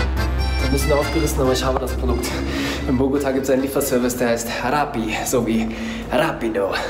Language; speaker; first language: German; native; German